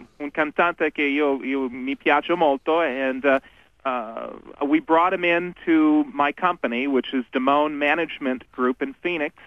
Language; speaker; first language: Italian; non-native, learner; English